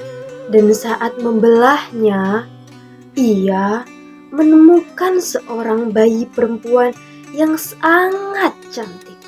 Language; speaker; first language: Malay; non-native, local second language; Javanese